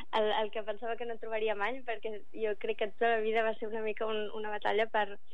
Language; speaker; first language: Catalan; early bilingual, other home language; English